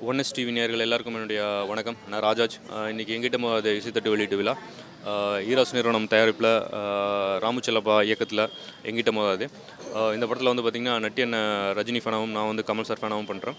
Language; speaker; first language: Tamil; native; Tamil